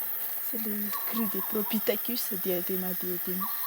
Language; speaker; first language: French; non-native, local second language; Malagasy